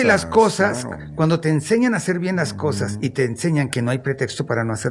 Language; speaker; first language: Spanish; native; Spanish